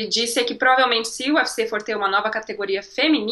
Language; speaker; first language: Portuguese; native; Portuguese